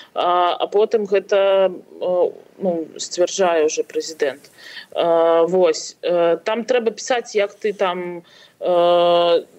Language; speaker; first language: Belarusian; non-native, local second language; Russian